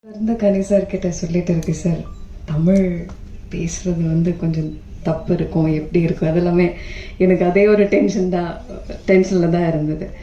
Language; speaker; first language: Tamil; non-native, fluent; Malayalam